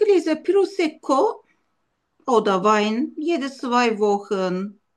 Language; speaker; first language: German; non-native, learner; Turkish